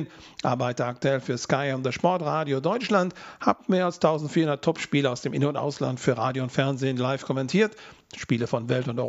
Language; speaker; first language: German; native; German